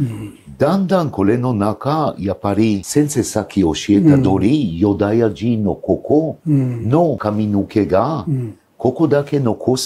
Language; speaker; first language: Japanese; non-native, fluent; Hebrew